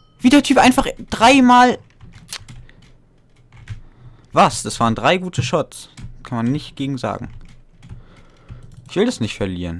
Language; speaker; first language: German; native; German